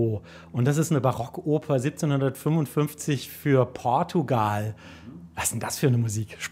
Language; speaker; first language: German; native; German